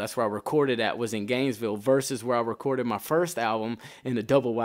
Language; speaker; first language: English; native; English